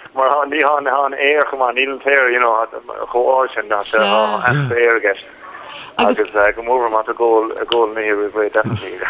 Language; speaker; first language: Irish; native; Irish